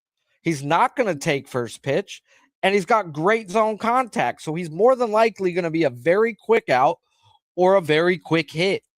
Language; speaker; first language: English; native; English